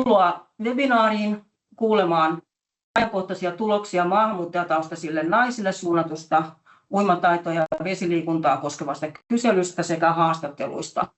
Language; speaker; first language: Finnish; native; Finnish